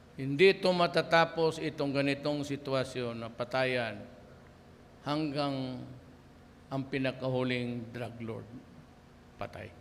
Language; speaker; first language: Filipino; non-native, local second language; Cebuano